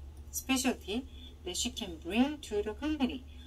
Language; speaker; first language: English; non-native, fluent; Korean